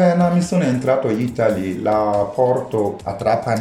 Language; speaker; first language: Italian; non-native, learner; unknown